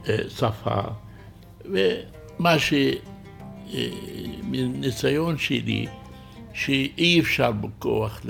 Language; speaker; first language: Hebrew; non-native, local second language; Arabic